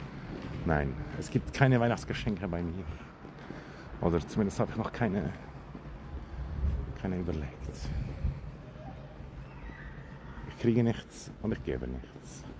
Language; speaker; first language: German; non-native, learner; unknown